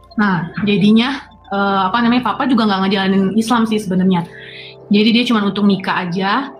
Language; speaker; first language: Indonesian; native; Indonesian